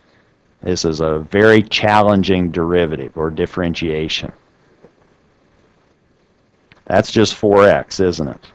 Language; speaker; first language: English; native; English